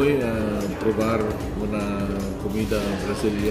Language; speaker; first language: Spanish; non-native, learner; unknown